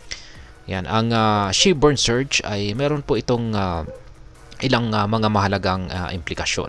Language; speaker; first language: Filipino; native; Filipino